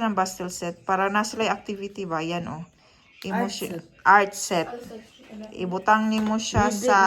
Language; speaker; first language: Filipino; non-native, local second language; Cebuano